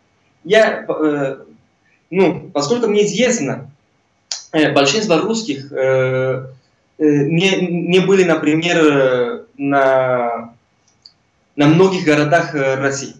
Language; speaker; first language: Russian; non-native, fluent; Spanish